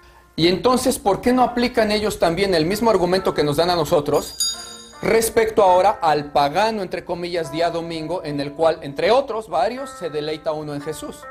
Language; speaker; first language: Spanish; native; Spanish